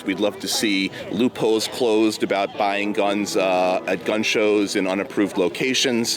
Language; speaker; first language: English; native; English